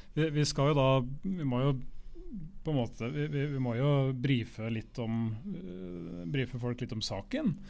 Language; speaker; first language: Norwegian; native; Norwegian